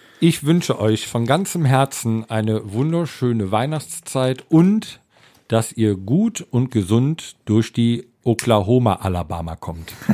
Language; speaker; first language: German; native; German